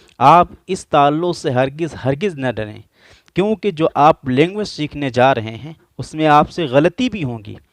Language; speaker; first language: Urdu; native; Urdu